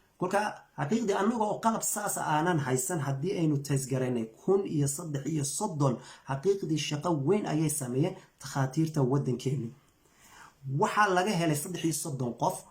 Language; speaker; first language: Somali; native; Somali